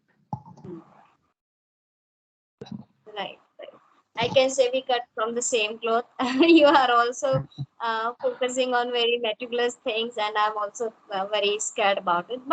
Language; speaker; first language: English; non-native, local second language; Hindi